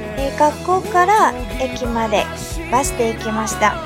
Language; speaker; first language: Japanese; non-native, fluent; Chinese